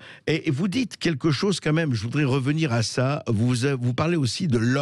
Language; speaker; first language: French; native; French